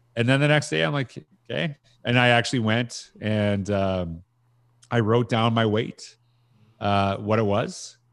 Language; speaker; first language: English; native; English